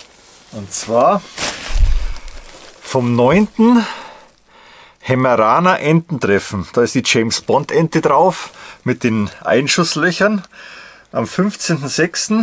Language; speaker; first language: German; native; German